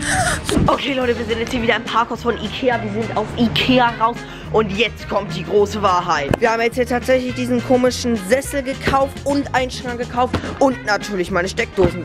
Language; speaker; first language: German; native; German